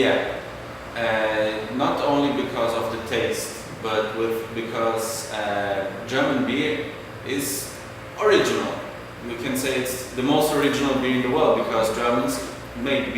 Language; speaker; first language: English; non-native, fluent; German